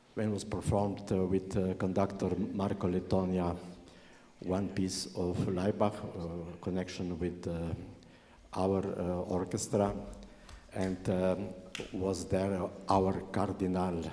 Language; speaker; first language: English; non-native, learner; Slovenian